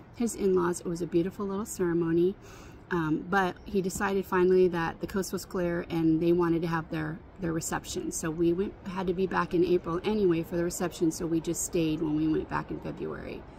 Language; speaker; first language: English; native; English